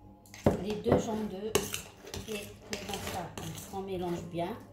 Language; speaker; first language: French; non-native, local second language; Arabic